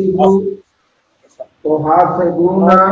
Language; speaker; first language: Arabic; non-native, learner; Urdu